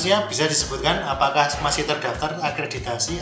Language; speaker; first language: Indonesian; non-native, local second language; Javanese